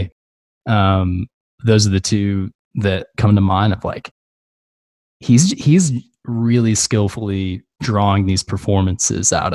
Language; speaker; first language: English; native; English